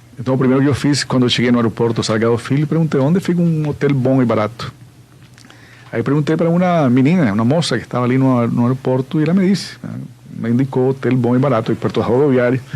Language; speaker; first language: Portuguese; non-native, fluent; Spanish